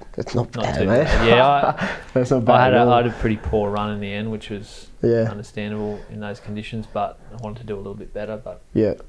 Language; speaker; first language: English; native; English